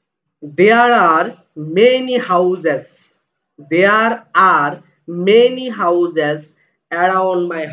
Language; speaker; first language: English; non-native, local second language; Bangla